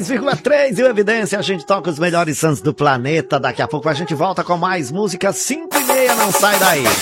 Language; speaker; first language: Portuguese; native; Portuguese